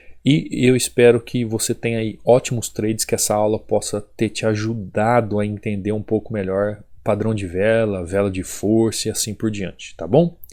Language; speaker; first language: Portuguese; native; Portuguese